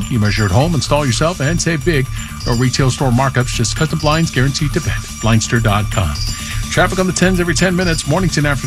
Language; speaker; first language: English; native; English